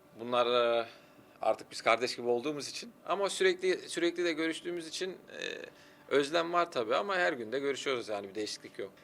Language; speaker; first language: Turkish; early bilingual, heritage; Turkish